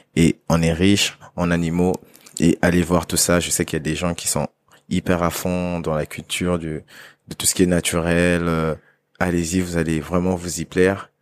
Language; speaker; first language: French; non-native, local second language; Lingala